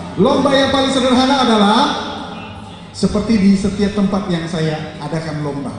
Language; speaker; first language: Indonesian; native; Indonesian